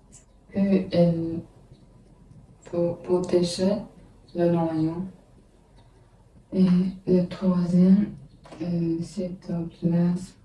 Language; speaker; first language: French; non-native, learner; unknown